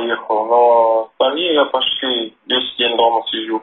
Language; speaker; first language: Russian; non-native, fluent; Portuguese